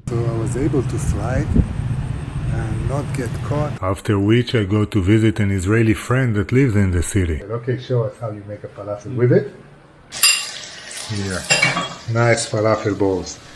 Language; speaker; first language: English; non-native, fluent; Hebrew